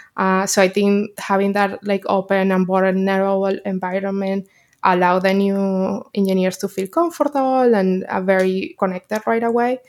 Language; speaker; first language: English; non-native, fluent; Spanish